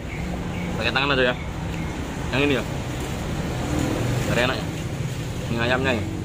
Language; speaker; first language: Indonesian; non-native, local second language; Javanese